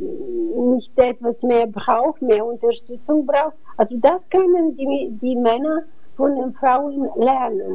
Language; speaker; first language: German; non-native, fluent; Bulgarian